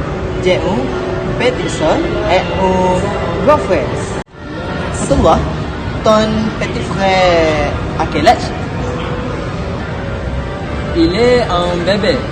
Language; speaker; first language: French; non-native, learner; Malay